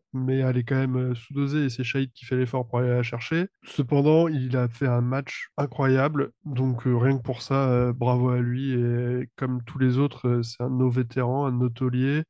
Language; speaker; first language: French; native; French